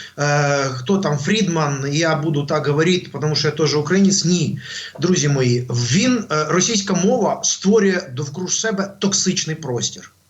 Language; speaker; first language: Ukrainian; non-native, local second language; Russian